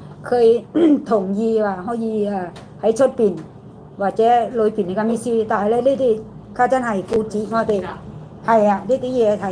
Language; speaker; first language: Cantonese; non-native, learner; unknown